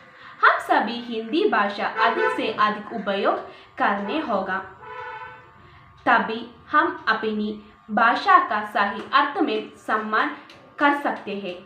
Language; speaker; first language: Hindi; non-native, local second language; Malayalam